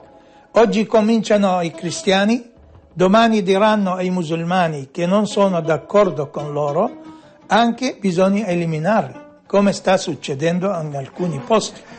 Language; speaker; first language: Italian; non-native, fluent; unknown